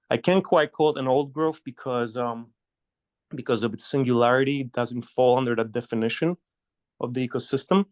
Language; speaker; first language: English; non-native, fluent; Polish